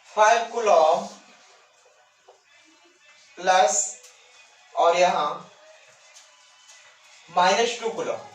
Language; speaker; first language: Hindi; native; Hindi